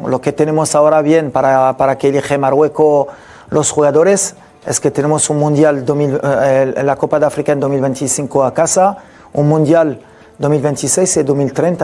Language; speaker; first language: Spanish; non-native, fluent; French